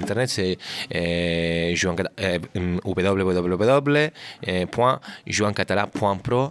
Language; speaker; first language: French; non-native, learner; Catalan